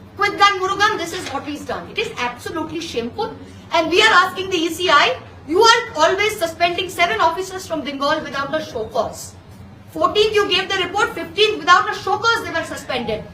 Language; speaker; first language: English; non-native, local second language; Bangla